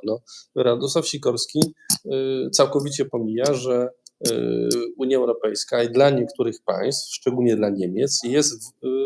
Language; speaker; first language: Polish; native; Polish